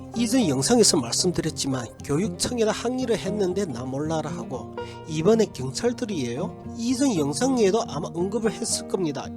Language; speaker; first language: Korean; early bilingual, heritage; Korean